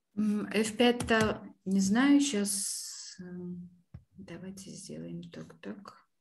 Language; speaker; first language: Russian; non-native, local second language; Kyrgyz